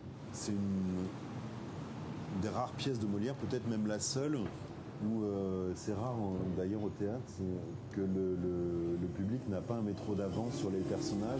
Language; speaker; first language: French; native; French